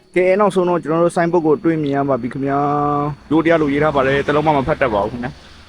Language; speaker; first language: Burmese; non-native, local second language; Shan